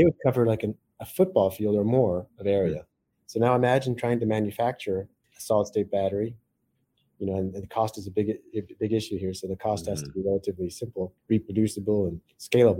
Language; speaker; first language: English; native; English